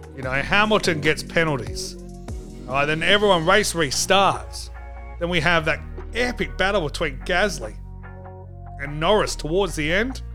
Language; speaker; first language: English; native; English